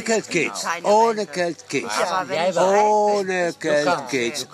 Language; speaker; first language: German; non-native, fluent; Dutch